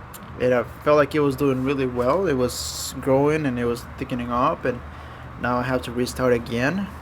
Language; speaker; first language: English; non-native, fluent; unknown